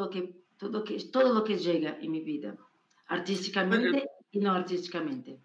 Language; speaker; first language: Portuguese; non-native, fluent; Spanish